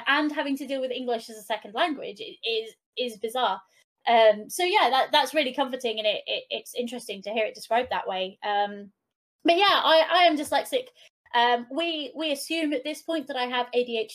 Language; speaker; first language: English; non-native, local second language; Welsh